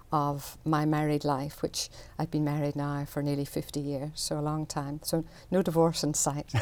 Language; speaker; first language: English; native; English